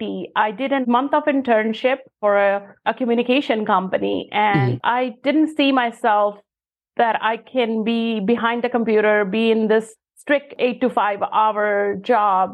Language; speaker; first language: English; non-native, local second language; Punjabi